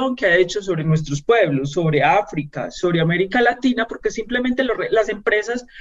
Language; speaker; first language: Spanish; native; Spanish